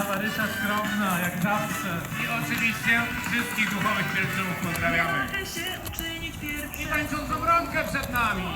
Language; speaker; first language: Polish; native; Polish